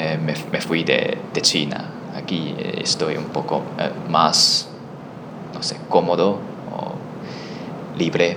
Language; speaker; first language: Spanish; non-native, learner; Chinese